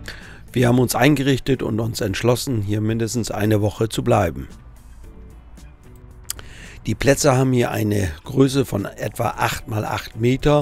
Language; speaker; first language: German; native; German